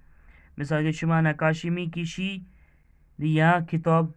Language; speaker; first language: Persian; non-native, fluent; Urdu